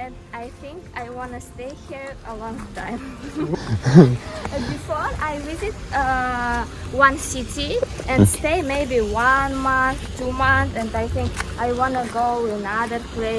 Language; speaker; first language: English; non-native, learner; Russian